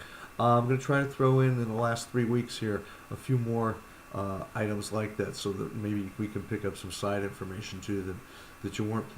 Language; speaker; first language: English; native; English